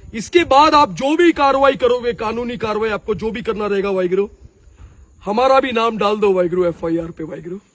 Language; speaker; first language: Hindi; non-native, local second language; Punjabi